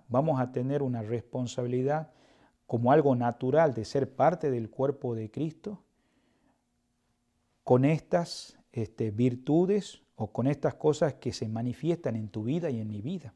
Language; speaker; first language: Spanish; native; Spanish